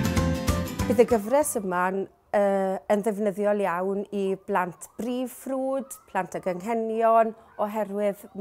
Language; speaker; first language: Welsh; native; Welsh